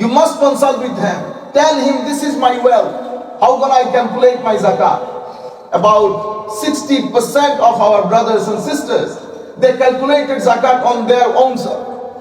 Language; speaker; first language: English; non-native, local second language; Bangla